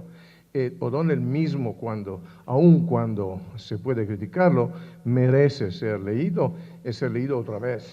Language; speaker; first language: Spanish; non-native, fluent; Italian